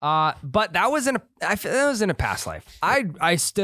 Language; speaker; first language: English; native; English